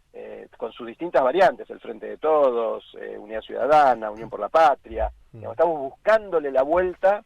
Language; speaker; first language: Spanish; native; Spanish